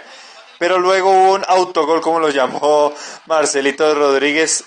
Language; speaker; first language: Spanish; native; Spanish